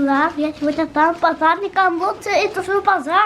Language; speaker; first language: Russian; early bilingual, heritage; Azerbaijani